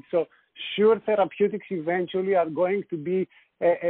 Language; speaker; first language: English; non-native, fluent; Greek